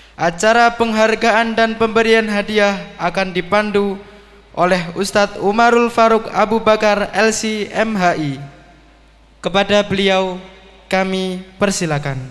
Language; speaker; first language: Indonesian; native; Indonesian